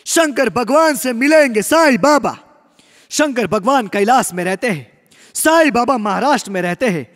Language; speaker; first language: Hindi; non-native, local second language; Gujarati